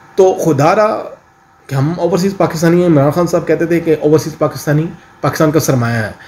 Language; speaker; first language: Urdu; non-native, local second language; Punjabi